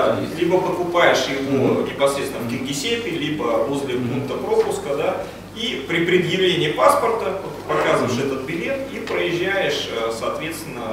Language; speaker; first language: Russian; native; Russian